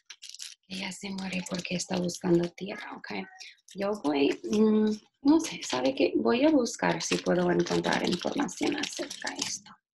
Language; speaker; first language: Spanish; non-native, fluent; English